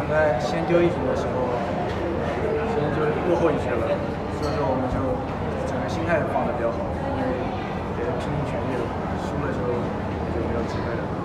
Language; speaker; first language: Chinese; native; Chinese